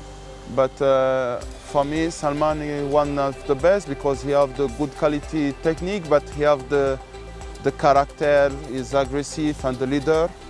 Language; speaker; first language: English; non-native, learner; French